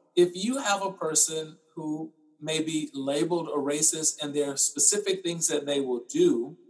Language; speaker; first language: English; native; English